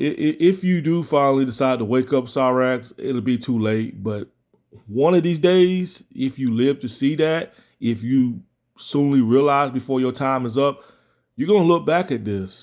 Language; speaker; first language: English; native; English